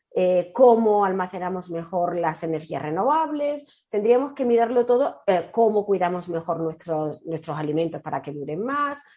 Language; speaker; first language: Spanish; native; Spanish